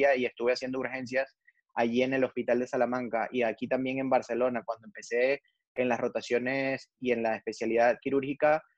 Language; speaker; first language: Spanish; native; Spanish